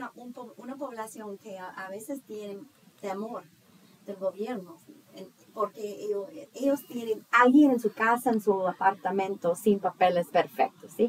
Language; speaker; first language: Spanish; non-native, fluent; English